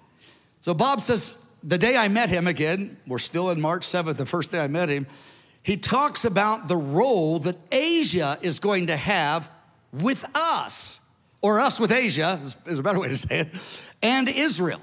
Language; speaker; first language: English; native; English